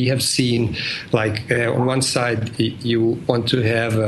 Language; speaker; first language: English; non-native, fluent; Bosnian